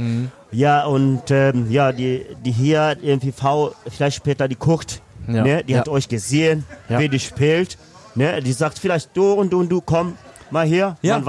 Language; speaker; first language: German; non-native, learner; Swahili